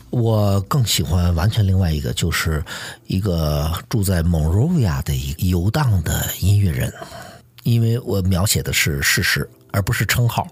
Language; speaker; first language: Chinese; native; Chinese